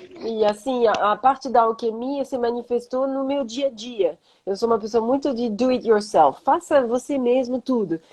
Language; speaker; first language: Portuguese; non-native, fluent; French